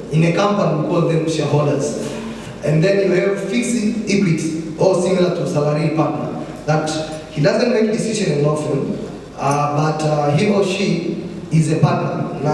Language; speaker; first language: English; non-native, local second language; Swahili